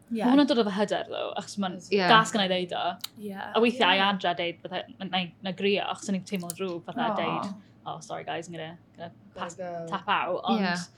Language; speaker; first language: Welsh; native; Welsh